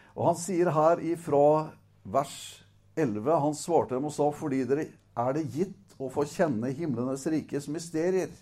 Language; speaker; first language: Norwegian; native; Norwegian